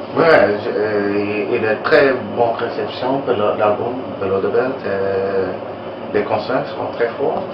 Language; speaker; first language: French; non-native, learner; Italian